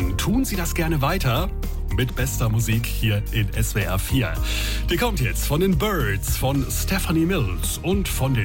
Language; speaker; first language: German; native; German